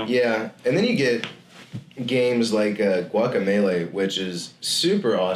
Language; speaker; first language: English; native; English